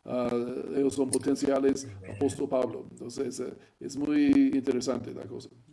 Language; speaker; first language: Spanish; non-native, fluent; English